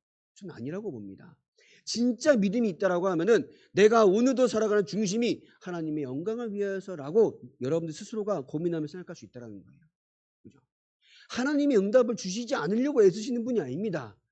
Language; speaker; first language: Korean; native; Korean